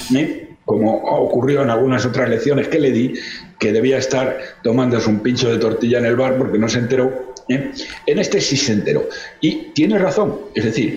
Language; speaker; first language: Spanish; native; Spanish